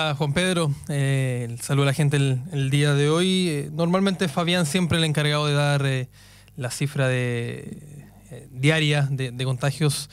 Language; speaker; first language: Spanish; native; Spanish